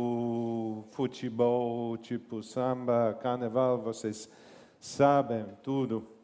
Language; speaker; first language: Portuguese; non-native, learner; English